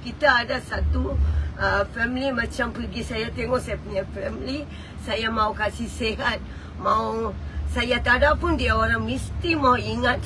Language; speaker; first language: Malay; non-native, local second language; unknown